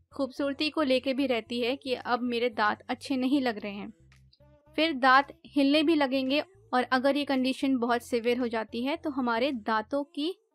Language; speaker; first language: Hindi; native; Hindi